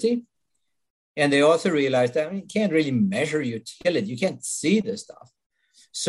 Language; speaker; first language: English; non-native, fluent; Swedish